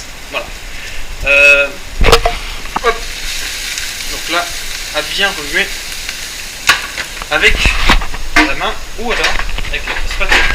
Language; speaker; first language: French; native; French